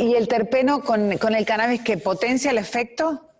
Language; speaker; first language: Spanish; native; Spanish